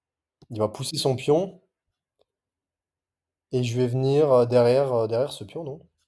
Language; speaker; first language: French; native; French